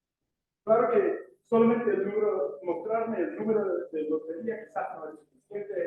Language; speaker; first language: Spanish; non-native, fluent; English